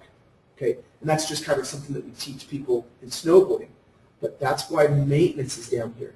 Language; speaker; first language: English; native; English